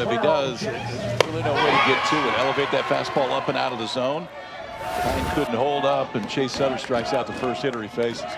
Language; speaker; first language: English; native; English